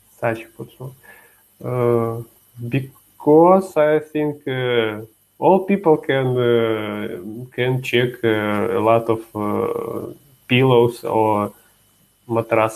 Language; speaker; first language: English; non-native, learner; Russian